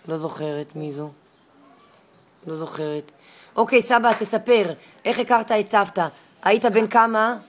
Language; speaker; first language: Hebrew; native; Hebrew